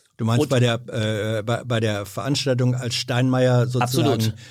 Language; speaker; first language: German; native; German